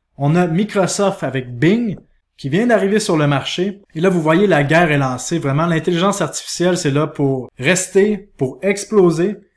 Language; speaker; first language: French; native; French